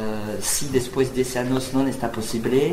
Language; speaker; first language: Spanish; non-native, learner; French